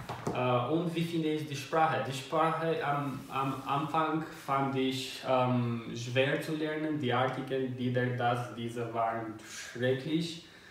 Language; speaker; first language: German; non-native, learner; Albanian